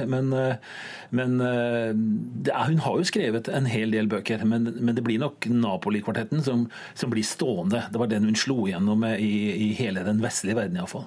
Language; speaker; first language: Norwegian; native; Norwegian